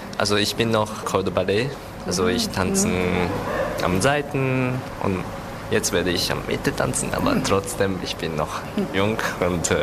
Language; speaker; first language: German; non-native, learner; Japanese